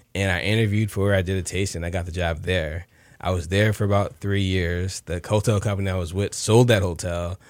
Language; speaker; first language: English; native; English